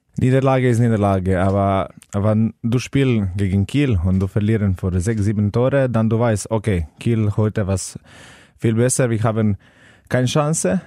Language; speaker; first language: German; non-native, learner; Slovenian